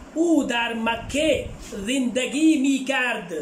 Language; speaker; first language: Persian; non-native, fluent; Urdu